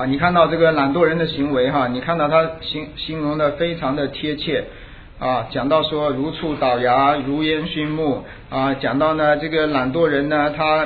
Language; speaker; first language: Chinese; native; Chinese